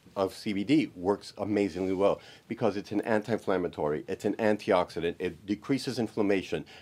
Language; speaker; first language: English; native; English